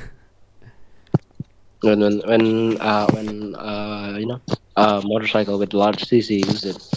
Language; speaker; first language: English; non-native, learner; Indonesian